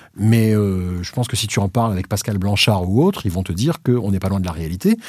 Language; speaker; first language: French; native; French